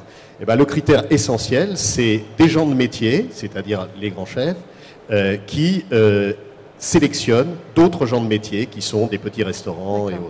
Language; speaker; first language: French; native; French